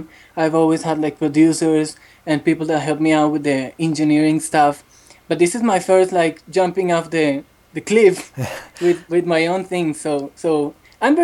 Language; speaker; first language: English; non-native, fluent; Spanish